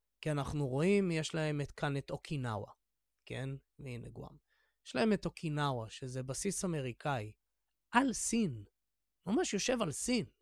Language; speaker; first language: Hebrew; native; Hebrew